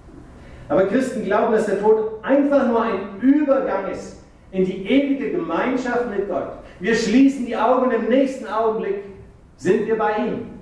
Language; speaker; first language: German; native; German